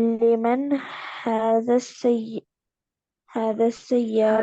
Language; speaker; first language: Arabic; non-native, learner; Urdu